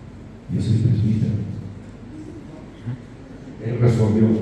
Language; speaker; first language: Spanish; non-native, fluent; Portuguese